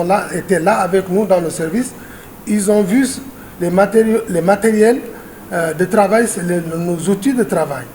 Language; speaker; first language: French; non-native, local second language; Wolof